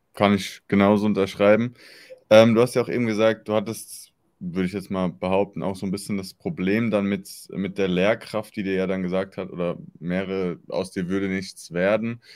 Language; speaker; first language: German; native; German